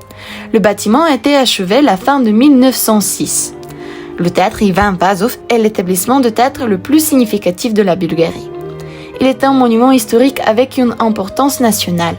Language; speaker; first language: French; non-native, learner; Bulgarian